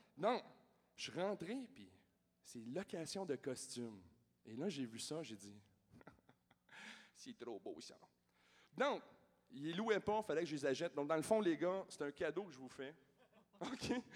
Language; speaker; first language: French; native; French